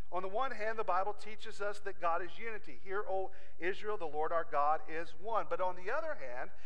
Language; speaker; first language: English; native; English